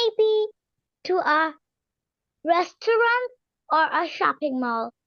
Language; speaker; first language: English; non-native, learner; Bangla